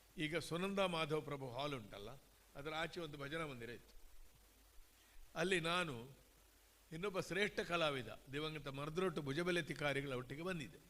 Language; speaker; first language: Kannada; native; Kannada